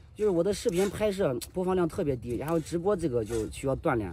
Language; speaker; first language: Chinese; native; Chinese